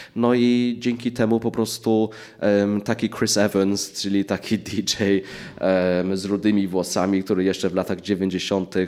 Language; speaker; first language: Polish; early bilingual, heritage; English